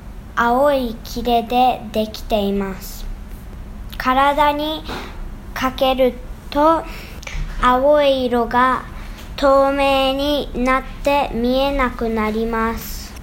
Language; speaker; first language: Japanese; early bilingual, heritage; Japanese